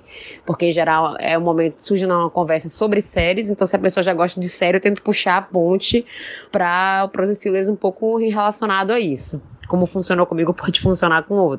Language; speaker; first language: Portuguese; native; Portuguese